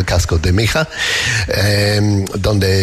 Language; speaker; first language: Spanish; non-native, learner; English